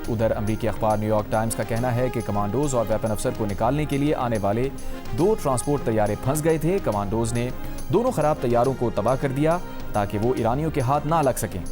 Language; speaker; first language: Urdu; native; Urdu